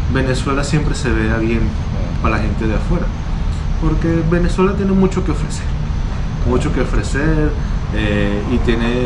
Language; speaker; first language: Spanish; native; Spanish